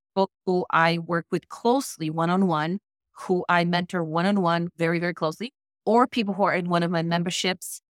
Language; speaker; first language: English; non-native, fluent; Polish